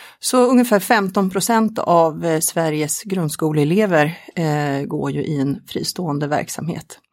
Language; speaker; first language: Swedish; native; Swedish